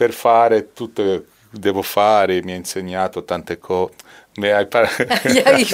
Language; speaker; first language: Italian; non-native, learner; Portuguese